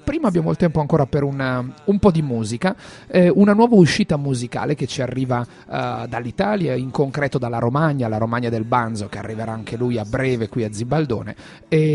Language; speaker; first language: Italian; native; Italian